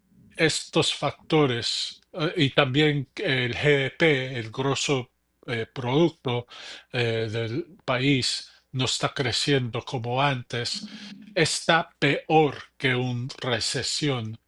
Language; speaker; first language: Spanish; early bilingual, heritage; English